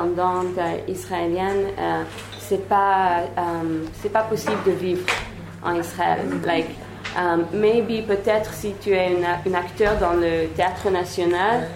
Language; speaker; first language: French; non-native, learner; Hebrew